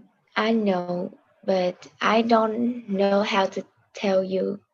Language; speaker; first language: English; non-native, learner; Korean